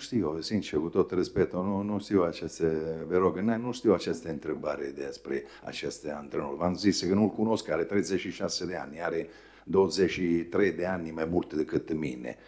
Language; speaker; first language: Romanian; non-native, fluent; Italian